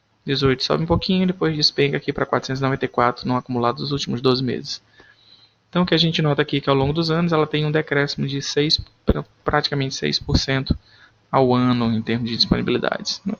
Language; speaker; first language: Portuguese; native; Portuguese